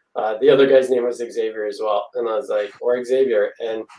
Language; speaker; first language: English; native; English